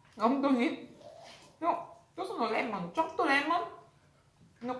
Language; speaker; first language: Japanese; non-native, learner; Italian